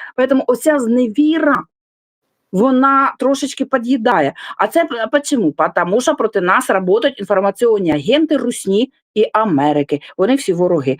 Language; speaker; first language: Ukrainian; non-native, local second language; Russian